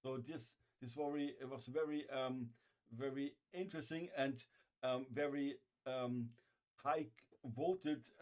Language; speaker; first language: English; non-native, fluent; German